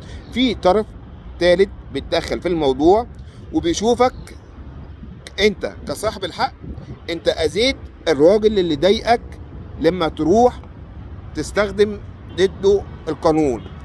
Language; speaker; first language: Arabic; native; Arabic